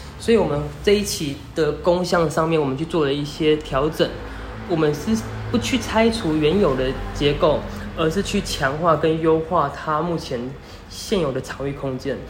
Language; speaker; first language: Chinese; native; Chinese